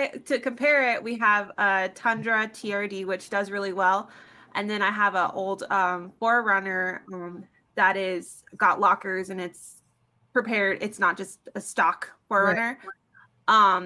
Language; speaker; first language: English; native; English